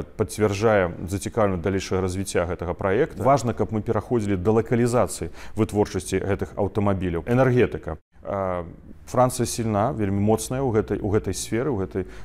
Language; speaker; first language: Belarusian; non-native, local second language; Russian